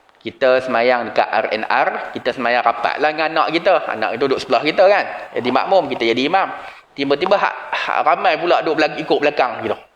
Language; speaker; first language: Malay; native; Malay